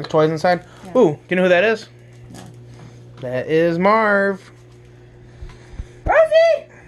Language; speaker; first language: English; native; English